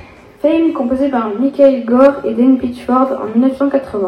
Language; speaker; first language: French; native; French